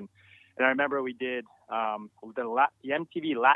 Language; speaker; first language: English; native; English